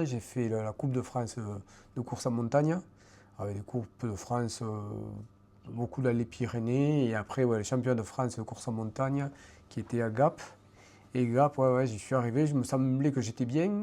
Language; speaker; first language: French; native; French